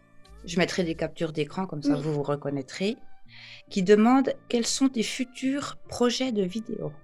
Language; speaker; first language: French; native; French